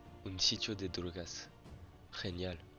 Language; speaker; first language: Spanish; non-native, learner; French